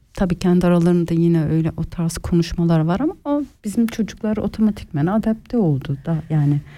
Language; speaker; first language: Turkish; early bilingual, heritage; Turkish